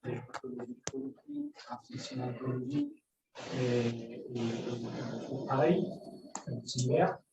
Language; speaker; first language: French; non-native, fluent; Spanish